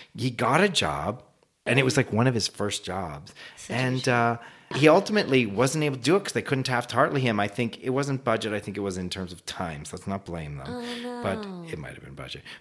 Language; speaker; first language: English; native; English